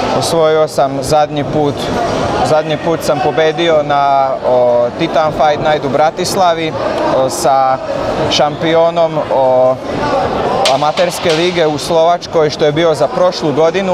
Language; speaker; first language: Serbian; non-native, local second language; Slovak